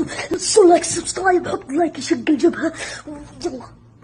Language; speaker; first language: Arabic; native; Arabic